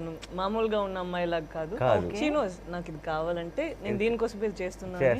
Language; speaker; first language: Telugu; non-native, fluent; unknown